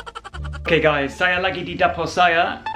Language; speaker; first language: Indonesian; non-native, learner; English